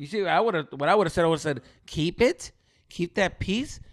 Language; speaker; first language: English; early bilingual, other home language; Spanish